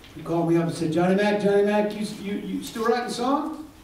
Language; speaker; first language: English; native; English